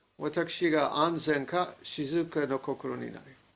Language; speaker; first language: Japanese; non-native, learner; English